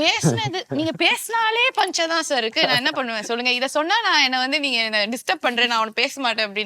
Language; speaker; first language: Tamil; native; Tamil